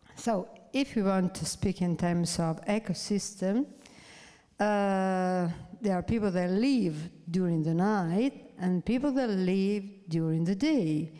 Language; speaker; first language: English; non-native, fluent; Italian